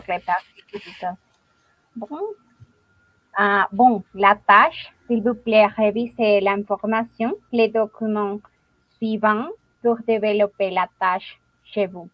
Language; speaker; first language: French; non-native, learner; Spanish